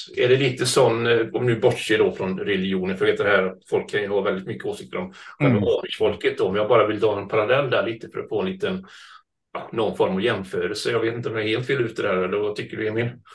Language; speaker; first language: Swedish; native; Swedish